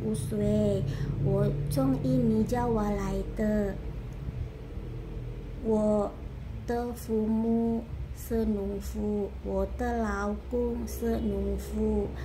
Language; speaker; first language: Chinese; non-native, learner; Indonesian